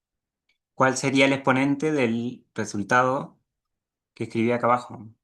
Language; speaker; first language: Spanish; native; Spanish